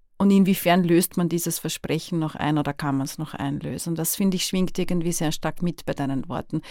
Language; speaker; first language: German; native; German